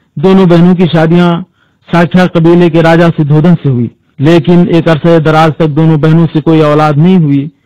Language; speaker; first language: Urdu; native; Urdu